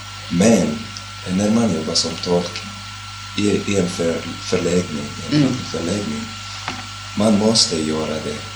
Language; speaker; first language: Swedish; non-native, fluent; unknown